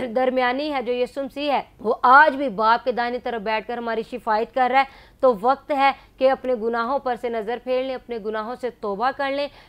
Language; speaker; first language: Urdu; non-native, local second language; Punjabi